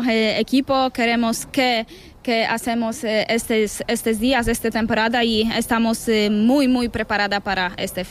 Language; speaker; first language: Spanish; non-native, learner; Polish